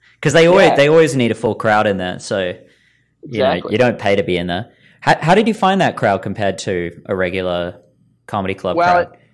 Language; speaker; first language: English; native; English